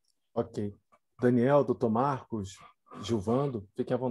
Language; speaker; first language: Portuguese; native; Portuguese